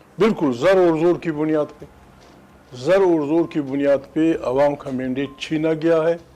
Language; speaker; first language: Urdu; non-native, local second language; Pashto